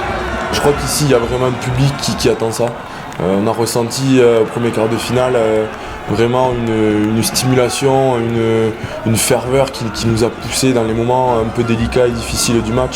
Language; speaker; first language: French; native; French